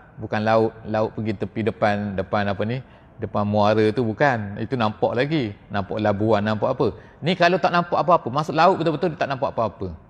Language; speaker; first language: Malay; native; Malay